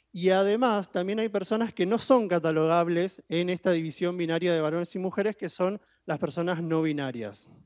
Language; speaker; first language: Spanish; native; Spanish